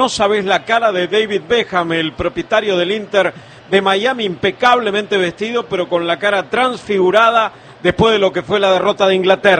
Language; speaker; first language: Spanish; native; Spanish